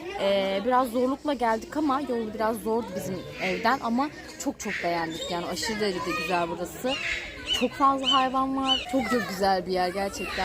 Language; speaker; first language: Turkish; native; Turkish